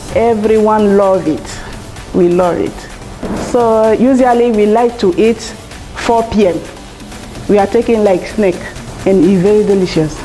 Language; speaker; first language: English; non-native, fluent; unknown